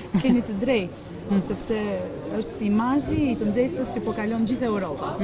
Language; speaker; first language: Albanian; native; Albanian